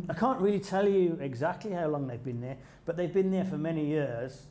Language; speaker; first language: English; native; English